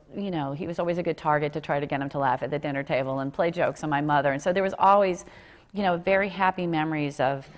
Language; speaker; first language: English; native; English